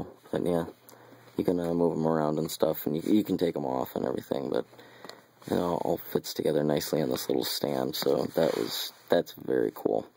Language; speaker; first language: English; native; English